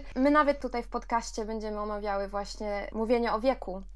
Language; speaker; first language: Polish; early bilingual, heritage; Polish